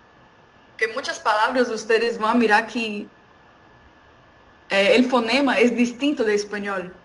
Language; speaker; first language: Spanish; non-native, fluent; Portuguese